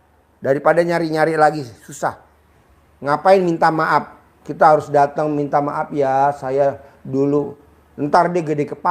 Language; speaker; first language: Indonesian; native; Indonesian